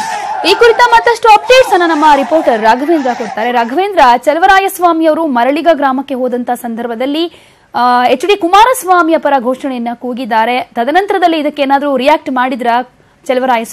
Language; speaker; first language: Kannada; native; Kannada